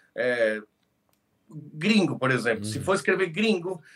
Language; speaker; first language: Portuguese; early bilingual, other home language; Spanish